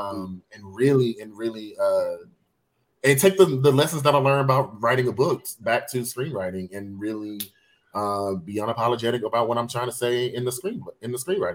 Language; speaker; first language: English; native; English